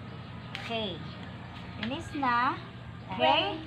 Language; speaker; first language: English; non-native, learner; Filipino